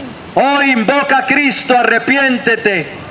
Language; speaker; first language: Spanish; native; Spanish